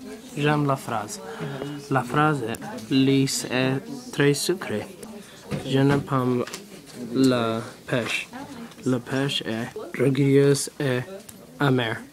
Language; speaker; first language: French; non-native, learner; English